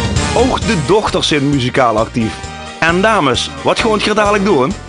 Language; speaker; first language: Dutch; native; Dutch